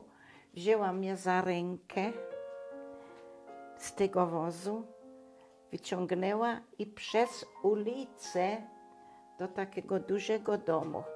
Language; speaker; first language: Polish; non-native, local second language; German